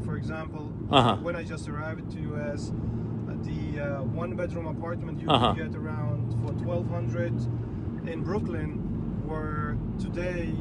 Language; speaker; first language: English; non-native, fluent; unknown